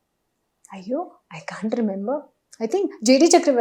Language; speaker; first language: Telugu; non-native, learner; Hindi